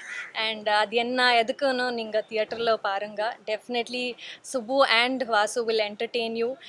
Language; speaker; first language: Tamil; non-native, learner; Kannada